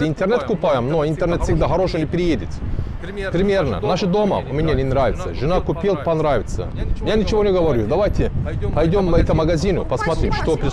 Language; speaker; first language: Russian; non-native, learner; Turkish